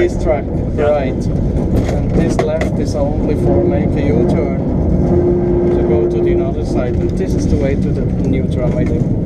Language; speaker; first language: English; non-native, learner; Swiss German